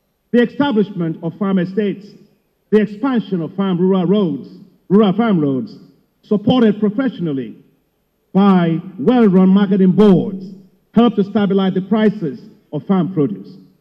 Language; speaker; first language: English; non-native, local second language; Yoruba